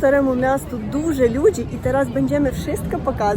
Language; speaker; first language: Polish; non-native, learner; Russian